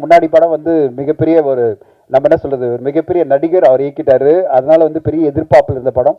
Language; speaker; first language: Tamil; native; Tamil